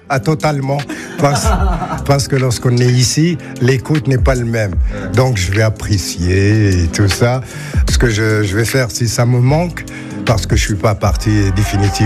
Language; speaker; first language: French; non-native, local second language; Arabic